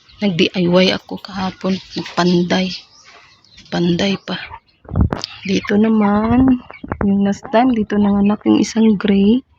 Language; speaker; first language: Filipino; non-native, local second language; Cebuano